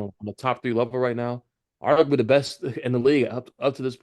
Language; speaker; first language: English; native; English